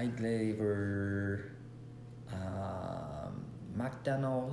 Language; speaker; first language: English; non-native, learner; Japanese